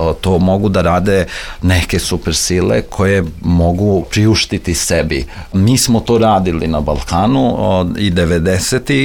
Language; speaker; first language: Serbian; non-native, local second language; Albanian